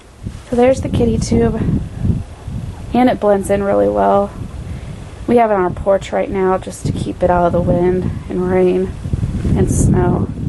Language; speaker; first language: English; native; English